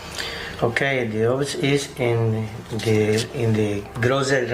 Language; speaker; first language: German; non-native, learner; Spanish